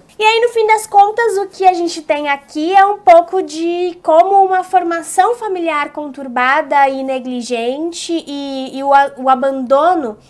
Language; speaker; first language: Portuguese; native; Portuguese